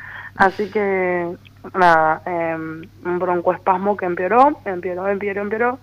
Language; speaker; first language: Spanish; native; Spanish